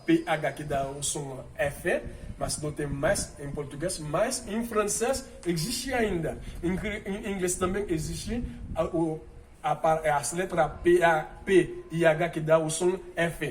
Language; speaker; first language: Portuguese; non-native, fluent; Haitian Creole